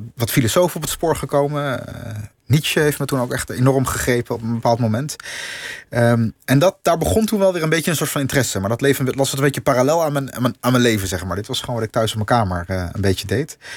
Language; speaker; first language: Dutch; native; Dutch